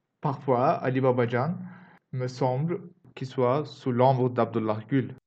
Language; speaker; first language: French; non-native, learner; Turkish